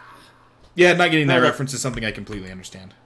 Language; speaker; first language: English; native; English